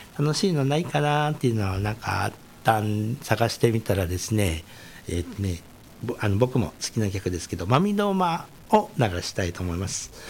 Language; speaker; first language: Japanese; native; Japanese